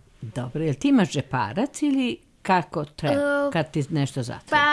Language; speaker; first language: Serbian; native; Serbian